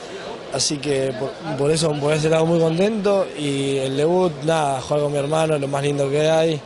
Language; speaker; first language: Spanish; native; Spanish